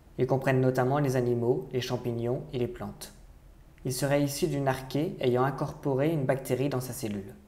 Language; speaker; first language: French; native; French